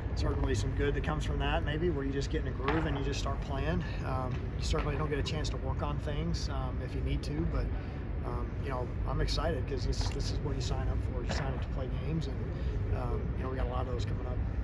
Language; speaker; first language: English; native; English